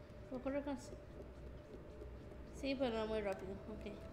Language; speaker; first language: Spanish; native; Spanish